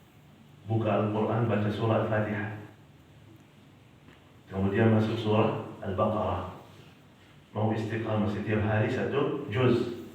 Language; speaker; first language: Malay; non-native, fluent; Arabic